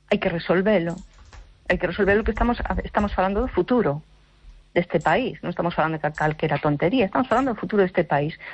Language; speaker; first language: Galician; non-native, local second language; Spanish